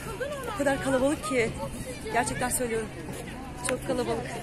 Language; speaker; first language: Turkish; native; Turkish